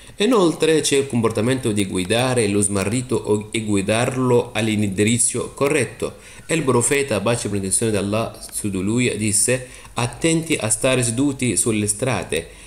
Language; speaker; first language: Italian; non-native, fluent; Arabic